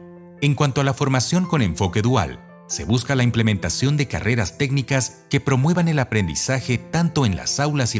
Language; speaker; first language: Spanish; native; Spanish